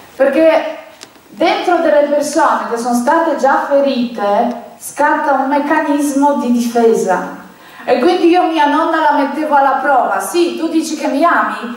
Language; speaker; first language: Italian; non-native, fluent; Polish